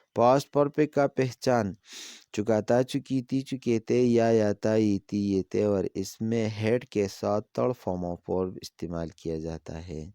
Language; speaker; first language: Urdu; non-native, local second language; Pashto